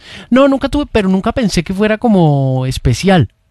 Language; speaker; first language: Spanish; native; Spanish